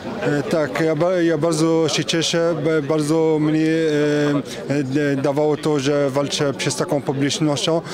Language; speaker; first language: Polish; non-native, fluent; French